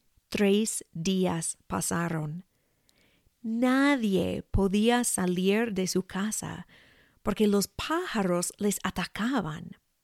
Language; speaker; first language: Spanish; non-native, fluent; English